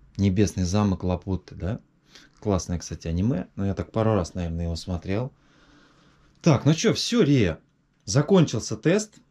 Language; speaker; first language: Russian; native; Russian